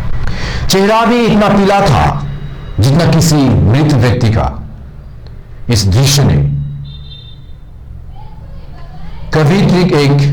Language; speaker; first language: Hindi; non-native, local second language; Bangla